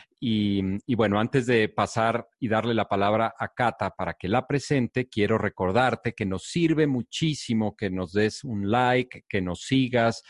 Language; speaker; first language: Spanish; native; Spanish